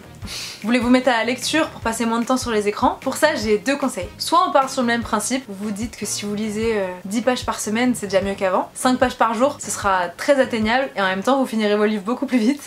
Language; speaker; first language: French; native; French